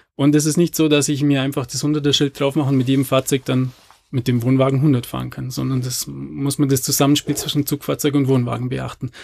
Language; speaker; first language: German; native; German